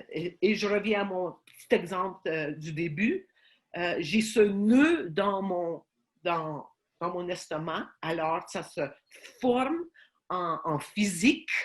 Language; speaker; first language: French; non-native, fluent; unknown